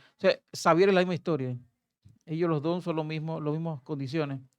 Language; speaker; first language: Spanish; native; Spanish